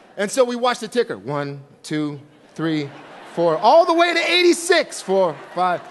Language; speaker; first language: English; native; English